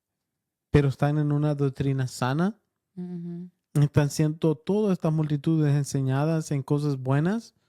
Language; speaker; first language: Spanish; early bilingual, heritage; Spanish